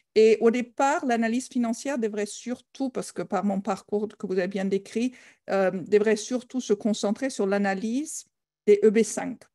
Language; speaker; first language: French; non-native, fluent; German